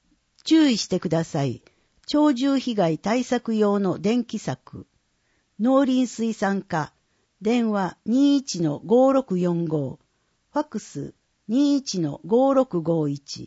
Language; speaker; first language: Japanese; native; Japanese